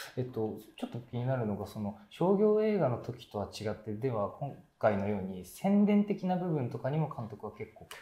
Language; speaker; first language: Japanese; native; Japanese